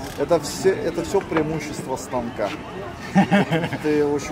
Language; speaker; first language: Russian; native; Russian